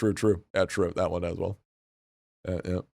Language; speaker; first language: English; native; English